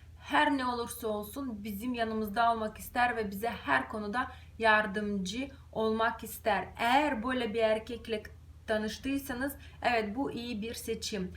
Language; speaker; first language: Turkish; non-native, fluent; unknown